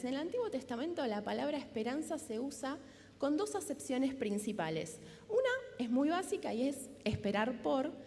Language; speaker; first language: Spanish; native; Spanish